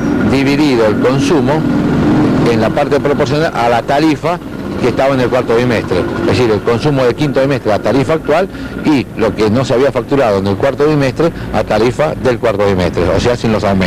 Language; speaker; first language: Spanish; native; Spanish